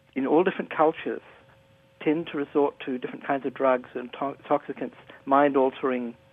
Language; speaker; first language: English; native; English